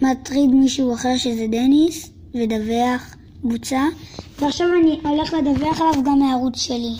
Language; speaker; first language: Hebrew; native; Hebrew